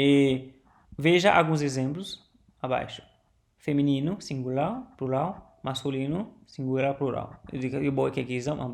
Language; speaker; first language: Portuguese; non-native, learner; Haitian Creole